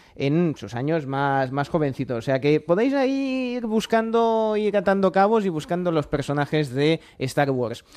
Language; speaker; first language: Spanish; non-native, fluent; English